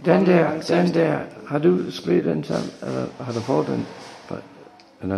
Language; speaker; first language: Danish; non-native, learner; English